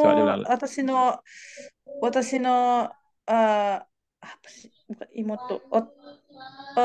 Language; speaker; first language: Japanese; non-native, learner; Indonesian